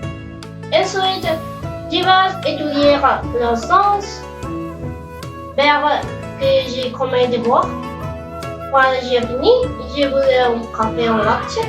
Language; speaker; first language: French; non-native, learner; Spanish